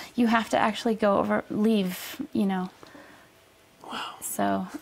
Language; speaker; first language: English; native; English